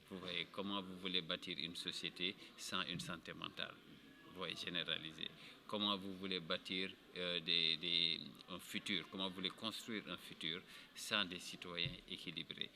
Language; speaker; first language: French; non-native, local second language; Wolof